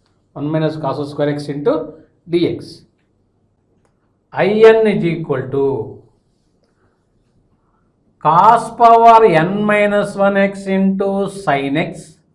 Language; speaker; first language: English; non-native, local second language; Telugu